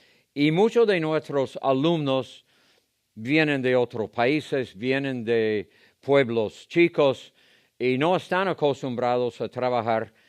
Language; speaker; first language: Spanish; non-native, fluent; English